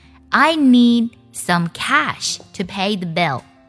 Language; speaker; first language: English; non-native, fluent; Chinese